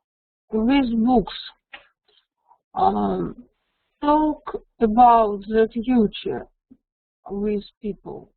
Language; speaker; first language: English; non-native, learner; Russian